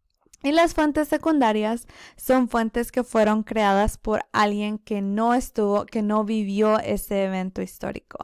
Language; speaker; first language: Spanish; early bilingual, other home language; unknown